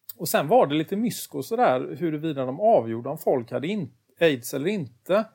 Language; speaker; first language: Swedish; native; Swedish